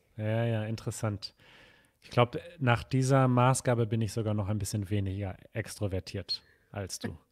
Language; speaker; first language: German; native; German